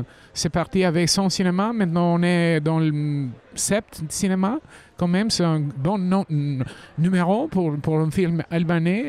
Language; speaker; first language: French; non-native, fluent; Albanian